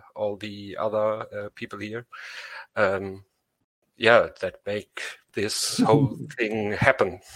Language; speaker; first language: English; non-native, learner; German